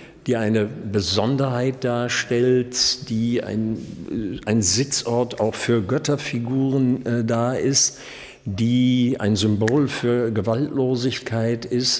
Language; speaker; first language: German; native; German